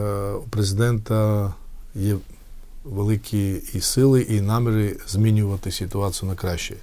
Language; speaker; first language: Ukrainian; non-native, fluent; Georgian